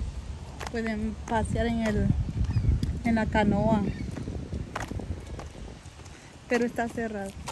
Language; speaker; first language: Spanish; native; Spanish